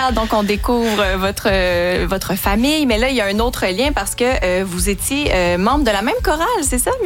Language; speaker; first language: French; native; French